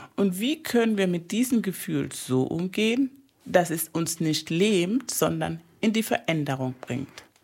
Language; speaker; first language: German; native; German